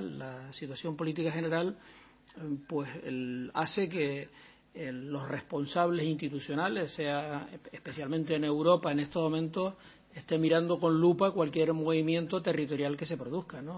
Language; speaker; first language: Spanish; native; Spanish